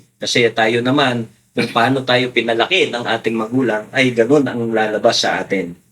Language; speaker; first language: Filipino; non-native, local second language; Pampanga